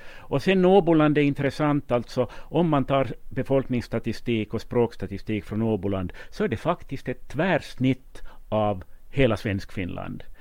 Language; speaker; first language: Swedish; native; Swedish